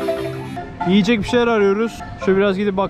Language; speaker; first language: Turkish; native; Turkish